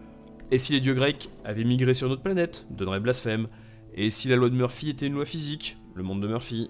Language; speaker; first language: French; native; French